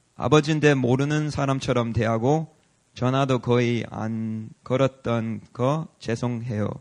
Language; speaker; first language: Korean; non-native, learner; English